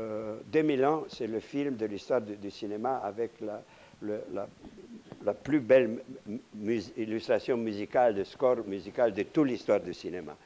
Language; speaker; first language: French; non-native, fluent; Romanian